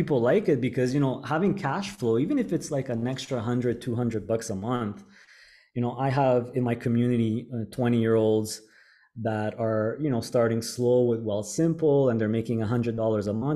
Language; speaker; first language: English; native; English